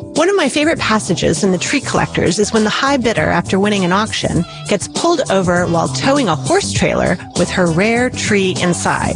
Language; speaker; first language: English; native; English